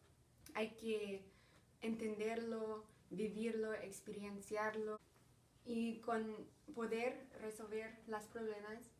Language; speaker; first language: Spanish; early bilingual, heritage; Spanish